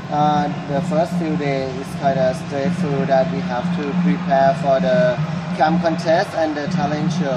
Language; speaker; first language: English; non-native, learner; Thai